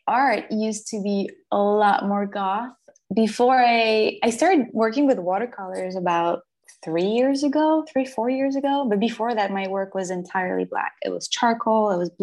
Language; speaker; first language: English; non-native, fluent; French